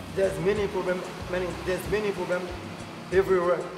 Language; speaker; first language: English; non-native, learner; Haitian Creole